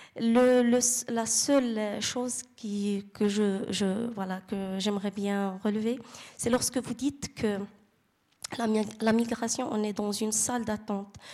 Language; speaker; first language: French; non-native, fluent; Arabic